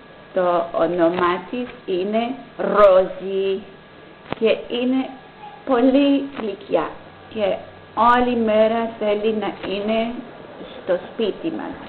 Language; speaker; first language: Greek; non-native, learner; English